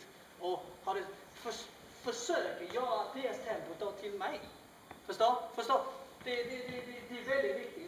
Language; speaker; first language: Swedish; non-native, learner; Chinese